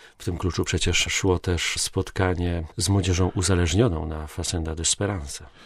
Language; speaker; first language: Polish; native; Polish